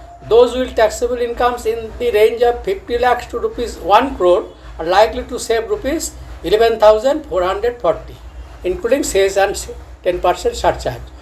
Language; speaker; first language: English; non-native, local second language; Bangla